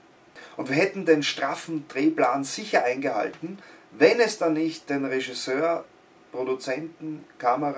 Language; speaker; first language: German; native; German